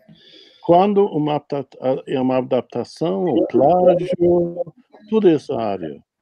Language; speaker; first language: Portuguese; non-native, fluent; English